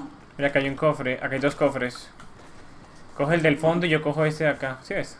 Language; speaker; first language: Spanish; native; Spanish